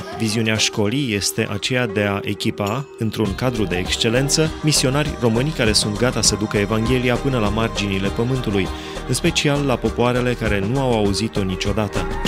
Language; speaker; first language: Romanian; native; Romanian